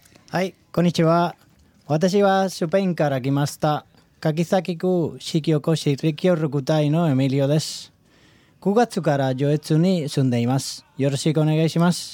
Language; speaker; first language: Japanese; non-native, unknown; Spanish